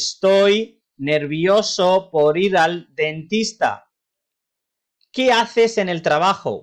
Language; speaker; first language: Spanish; non-native, fluent; Urdu